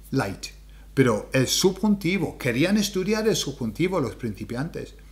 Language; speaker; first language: Spanish; non-native, fluent; English